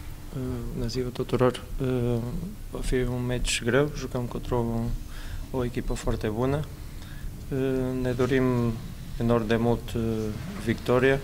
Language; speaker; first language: Romanian; non-native, fluent; Portuguese